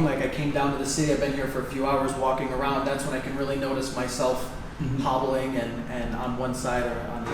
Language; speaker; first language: English; native; English